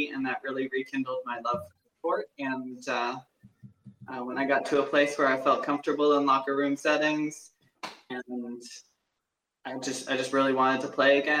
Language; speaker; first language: English; native; English